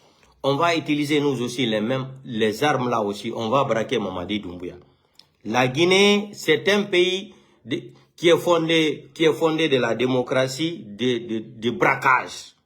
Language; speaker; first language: French; non-native, local second language; Fula